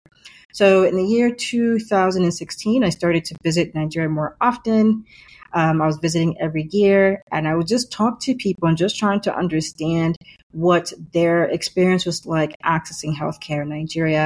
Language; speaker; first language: English; native; English